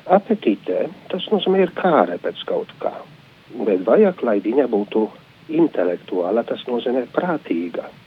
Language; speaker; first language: Latvian; non-native, fluent; Polish